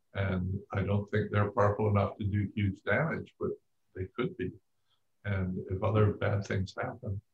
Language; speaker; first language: English; native; English